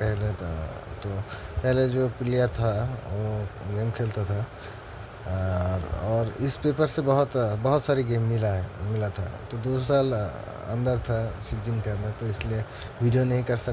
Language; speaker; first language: Hindi; non-native, learner; Bangla